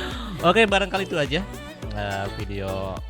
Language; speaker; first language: Indonesian; native; Indonesian